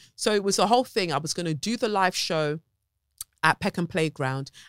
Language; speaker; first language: English; native; English